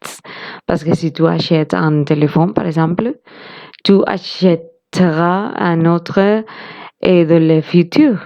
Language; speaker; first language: French; non-native, learner; Spanish